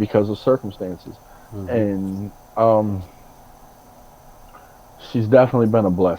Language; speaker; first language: English; native; English